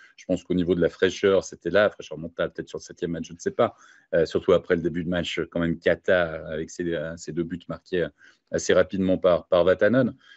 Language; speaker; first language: French; native; French